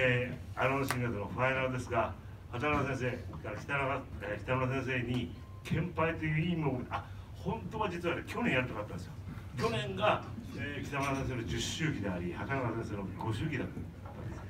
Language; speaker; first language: Japanese; native; Japanese